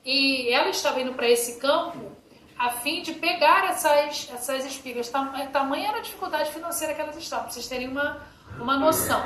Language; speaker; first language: Portuguese; native; Portuguese